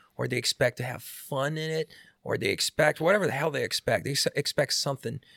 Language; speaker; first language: English; non-native, fluent; Portuguese